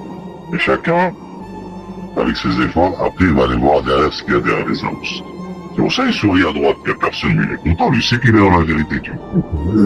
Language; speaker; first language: French; native; French